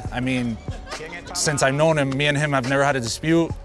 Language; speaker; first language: English; early bilingual, other home language; Spanish